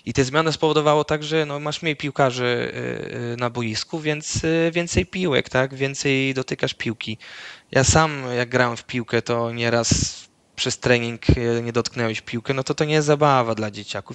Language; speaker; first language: Polish; early bilingual, other home language; Dutch